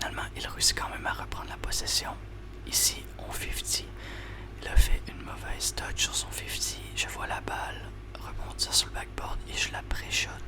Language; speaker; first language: French; native; French